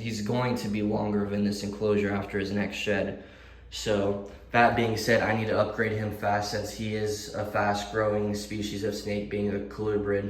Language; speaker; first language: English; native; English